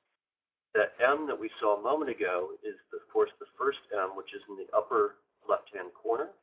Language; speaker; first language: English; native; English